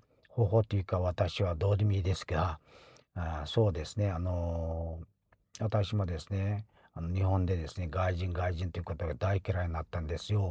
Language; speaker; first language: Japanese; non-native, fluent; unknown